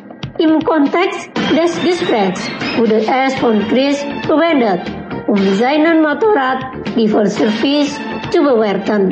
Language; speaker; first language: German; non-native, fluent; Indonesian